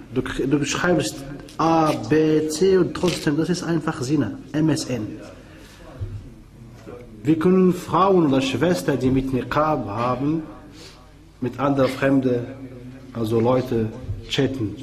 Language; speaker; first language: German; non-native, fluent; Arabic